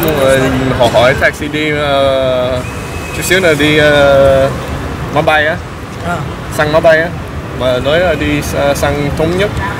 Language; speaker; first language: Vietnamese; early bilingual, heritage; English